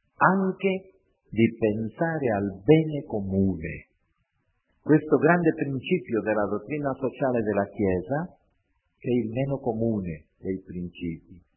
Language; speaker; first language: Italian; non-native, fluent; Spanish